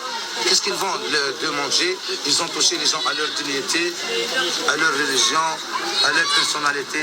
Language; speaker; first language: French; non-native, local second language; Arabic